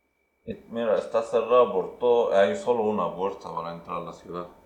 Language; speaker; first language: Spanish; non-native, learner; Arabic